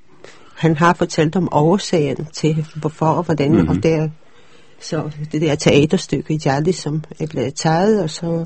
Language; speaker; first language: Danish; early bilingual, other home language; Polish